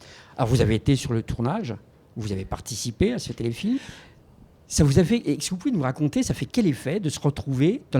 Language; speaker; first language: French; native; French